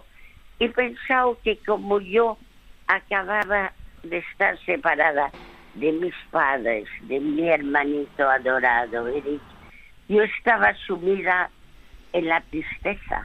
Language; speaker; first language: Spanish; early bilingual, other home language; French